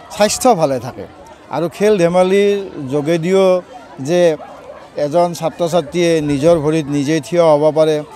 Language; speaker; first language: Assamese; native; Assamese